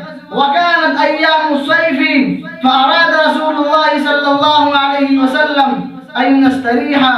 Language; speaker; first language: Arabic; non-native, learner; Urdu